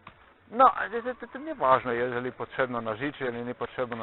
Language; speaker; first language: Polish; non-native, learner; Slovenian